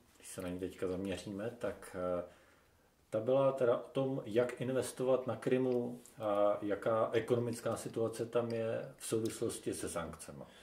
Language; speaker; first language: Czech; native; Czech